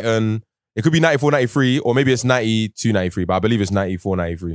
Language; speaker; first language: English; native; English